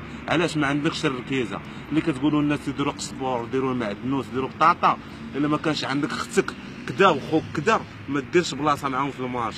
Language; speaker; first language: Arabic; native; Arabic